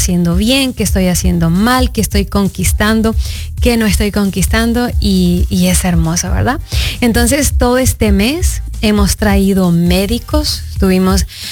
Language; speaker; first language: Spanish; native; Spanish